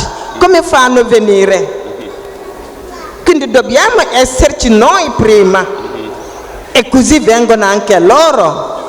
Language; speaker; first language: Italian; non-native, fluent; Wolof